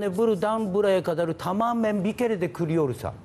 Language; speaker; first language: Turkish; non-native, learner; Japanese